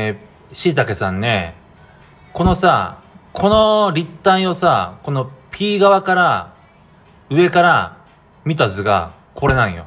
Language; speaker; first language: Japanese; native; Japanese